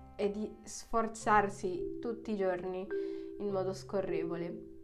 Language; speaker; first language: Italian; non-native, fluent; Filipino